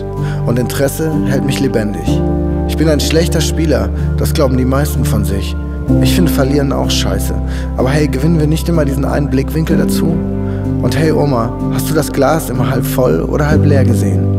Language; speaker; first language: German; native; German